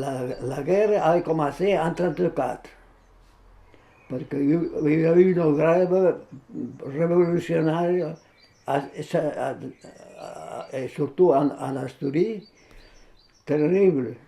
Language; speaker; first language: French; non-native, fluent; Spanish